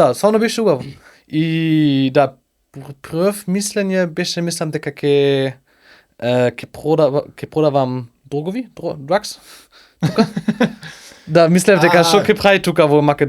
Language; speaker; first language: Macedonian; non-native, learner; German